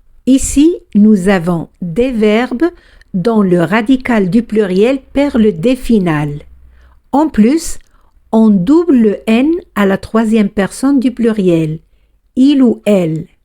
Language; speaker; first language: French; non-native, fluent; Spanish